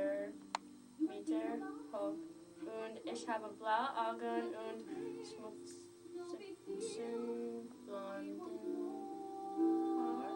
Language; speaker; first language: German; non-native, learner; English